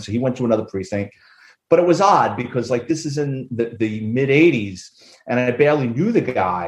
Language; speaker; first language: English; native; English